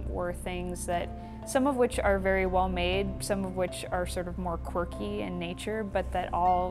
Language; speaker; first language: English; native; English